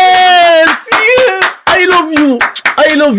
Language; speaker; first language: English; non-native, learner; Arabic